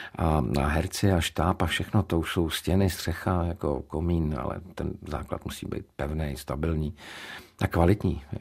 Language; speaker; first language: Czech; native; Czech